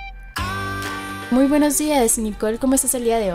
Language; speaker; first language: Spanish; native; Spanish